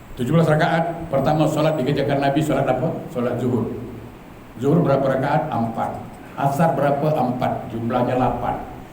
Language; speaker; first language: Malay; native; Malay